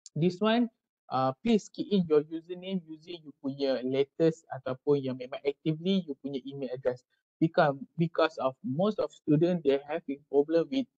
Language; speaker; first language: English; non-native, local second language; Malay